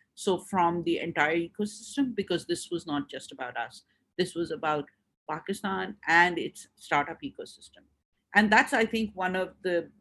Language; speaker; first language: English; non-native, local second language; Urdu